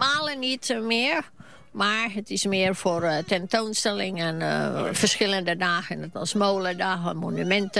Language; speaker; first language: Dutch; non-native, fluent; Finnish